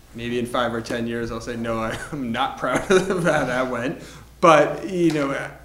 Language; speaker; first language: English; native; English